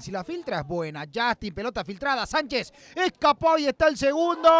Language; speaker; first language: Spanish; native; Spanish